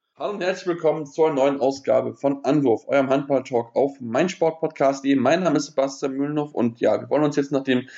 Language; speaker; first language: German; native; German